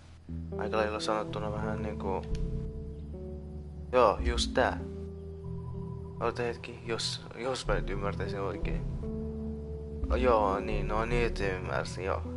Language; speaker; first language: Finnish; non-native, fluent; Persian